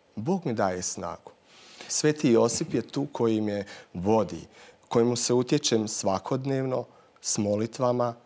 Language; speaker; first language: Croatian; native; Croatian